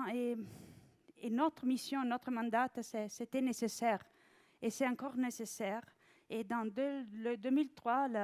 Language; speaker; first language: French; non-native, fluent; Italian